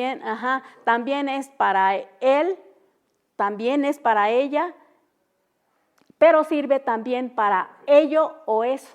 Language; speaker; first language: Spanish; non-native, local second language; Mixtepec Mixtec